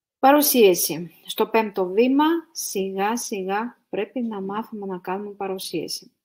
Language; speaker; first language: Greek; non-native, fluent; Russian